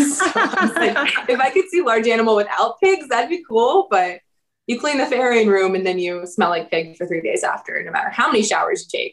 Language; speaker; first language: English; native; English